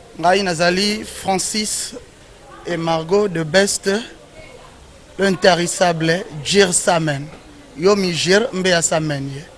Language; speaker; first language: Lingala; non-native, local second language; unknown